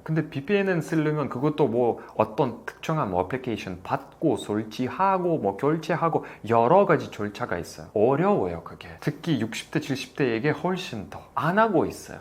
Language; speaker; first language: Korean; non-native, fluent; Russian